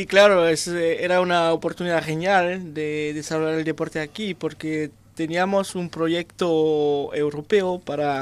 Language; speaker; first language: Spanish; non-native, fluent; French